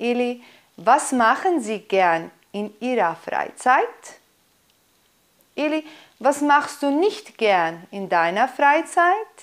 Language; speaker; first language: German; non-native, fluent; Bosnian